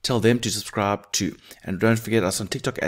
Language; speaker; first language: English; native; English